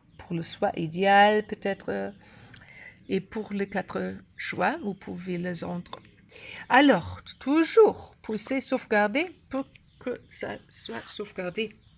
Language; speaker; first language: French; non-native, learner; German